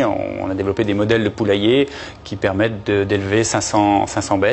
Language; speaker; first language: French; native; French